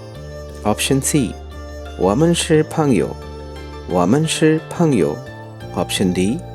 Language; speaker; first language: Chinese; non-native, fluent; Urdu